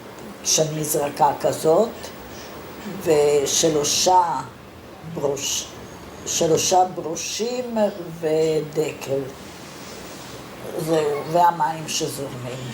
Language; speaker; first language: Hebrew; non-native, fluent; Italian